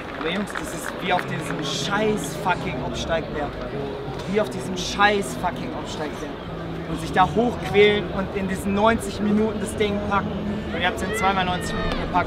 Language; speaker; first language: German; native; German